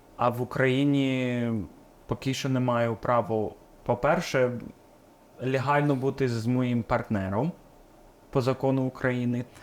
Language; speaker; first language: Ukrainian; non-native, fluent; English